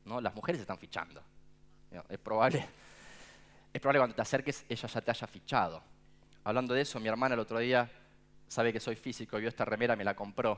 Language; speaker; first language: Spanish; native; Spanish